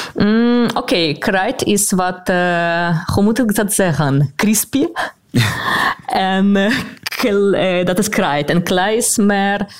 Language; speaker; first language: Dutch; non-native, fluent; Russian